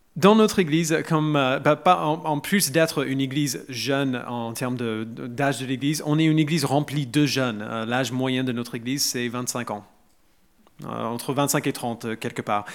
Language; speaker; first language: French; non-native, fluent; English